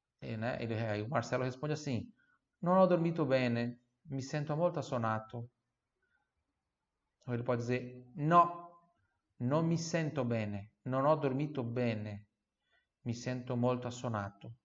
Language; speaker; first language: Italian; non-native, fluent; Portuguese